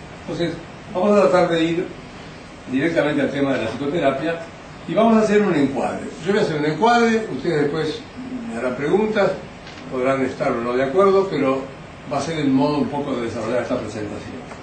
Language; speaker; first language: Spanish; native; Spanish